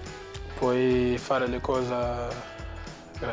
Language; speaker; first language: Italian; non-native, learner; Portuguese